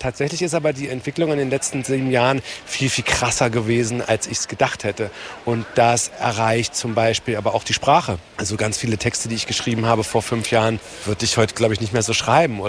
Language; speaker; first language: German; native; German